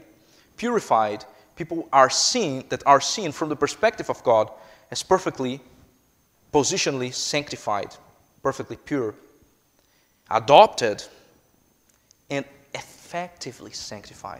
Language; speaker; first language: English; non-native, fluent; Portuguese